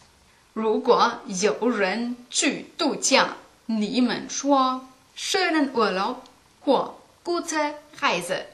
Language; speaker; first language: Chinese; non-native, learner; German